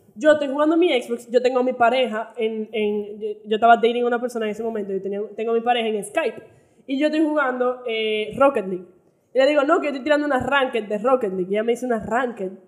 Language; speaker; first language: Spanish; early bilingual, heritage; Spanish